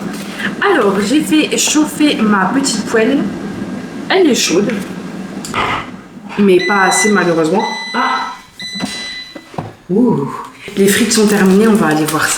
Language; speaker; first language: French; native; French